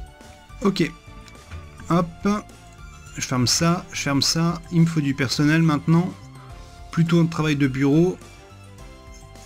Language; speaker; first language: French; native; French